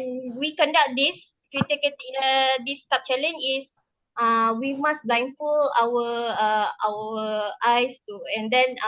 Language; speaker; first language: English; non-native, local second language; Malay